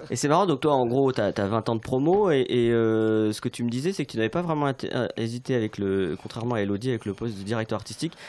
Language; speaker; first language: French; native; French